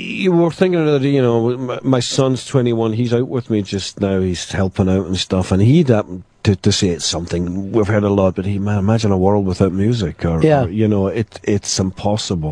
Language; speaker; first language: English; native; English